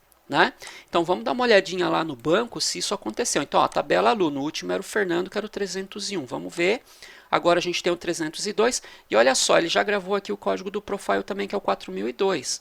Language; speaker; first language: Portuguese; native; Portuguese